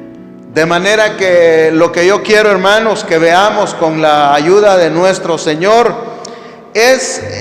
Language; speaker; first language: Spanish; native; Spanish